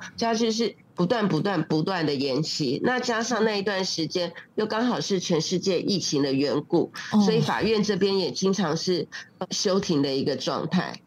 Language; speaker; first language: Chinese; native; Chinese